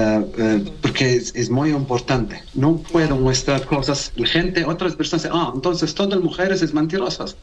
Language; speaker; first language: Spanish; non-native, learner; Arabic